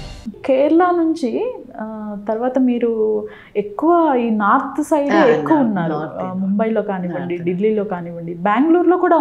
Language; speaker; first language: Telugu; native; Telugu